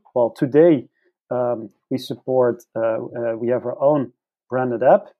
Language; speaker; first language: English; non-native, fluent; Dutch